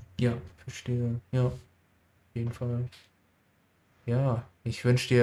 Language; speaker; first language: German; non-native, learner; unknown